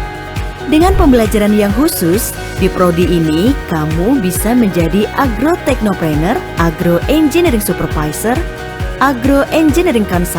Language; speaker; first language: Indonesian; native; Indonesian